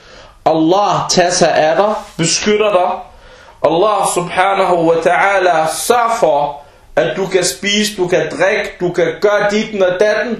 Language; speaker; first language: Danish; early bilingual, other home language; Arabic